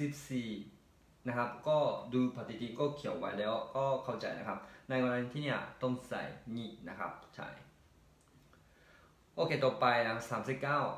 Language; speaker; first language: Thai; native; Thai